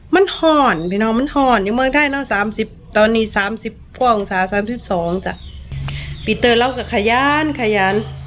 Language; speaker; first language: Thai; native; Thai